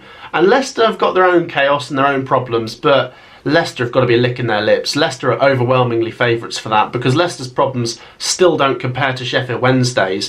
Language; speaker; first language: English; native; English